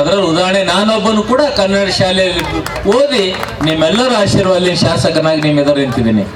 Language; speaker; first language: Kannada; native; Kannada